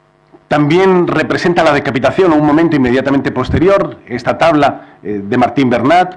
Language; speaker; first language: Spanish; native; Spanish